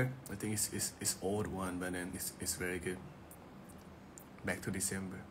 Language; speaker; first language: English; non-native, fluent; Thai